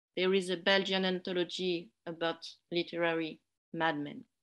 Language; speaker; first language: English; non-native, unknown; French